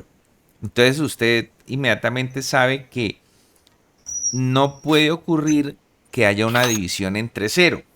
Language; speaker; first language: Spanish; native; Spanish